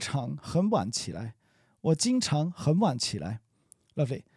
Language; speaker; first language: Chinese; non-native, learner; English